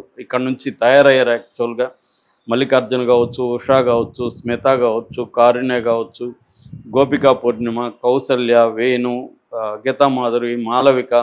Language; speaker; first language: Telugu; native; Telugu